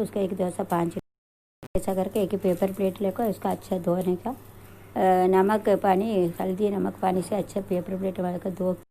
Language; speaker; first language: Hindi; non-native, local second language; Tamil